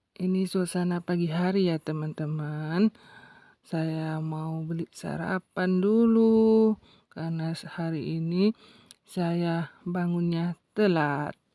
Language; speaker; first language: Indonesian; non-native, local second language; Buginese